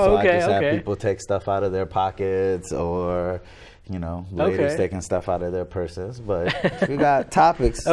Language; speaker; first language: English; native; English